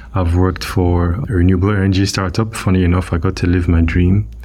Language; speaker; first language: English; non-native, local second language; Yoruba